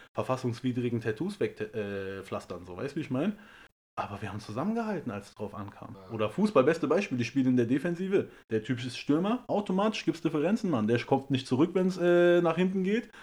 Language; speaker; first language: German; early bilingual, other home language; Persian